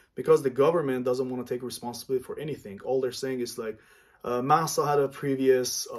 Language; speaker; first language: English; non-native, fluent; Armenian